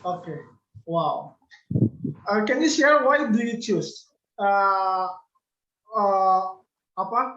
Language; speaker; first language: English; non-native, learner; Indonesian